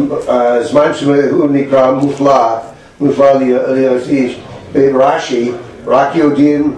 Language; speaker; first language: Hebrew; non-native, learner; English